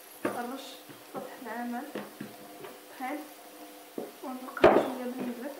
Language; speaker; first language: Arabic; native; Arabic